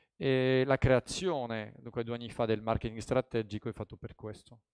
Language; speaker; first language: Italian; non-native, fluent; French